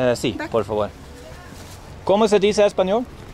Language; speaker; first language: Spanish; non-native, learner; Norwegian